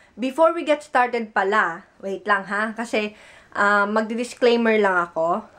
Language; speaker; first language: Filipino; native; Filipino